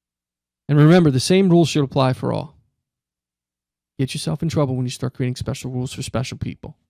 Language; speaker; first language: English; native; English